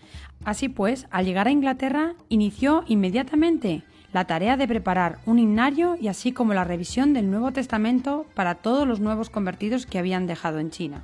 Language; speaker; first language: Spanish; native; Spanish